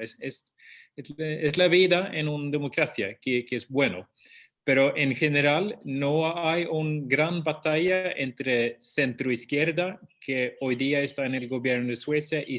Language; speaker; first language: Spanish; non-native, fluent; Swedish